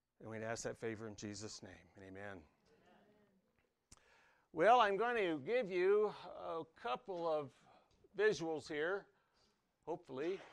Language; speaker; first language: English; native; English